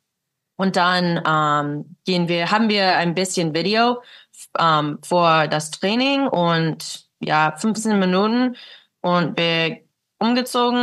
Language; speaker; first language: German; non-native, learner; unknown